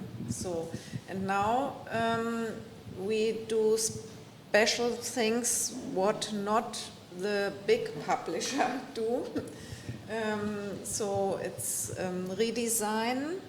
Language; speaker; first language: English; non-native, fluent; German